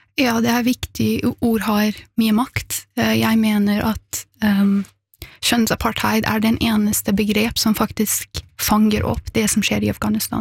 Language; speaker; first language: Norwegian; early bilingual, other home language; Persian